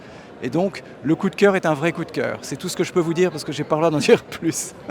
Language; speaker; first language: French; native; French